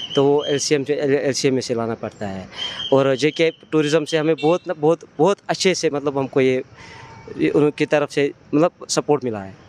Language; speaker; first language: Hindi; non-native, local second language; Kashmiri